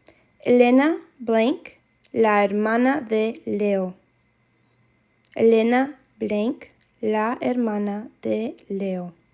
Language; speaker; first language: Spanish; non-native, fluent; English